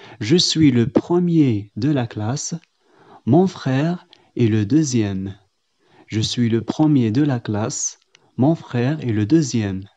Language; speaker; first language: French; non-native, fluent; Arabic